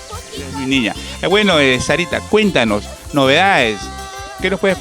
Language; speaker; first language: Spanish; native; Spanish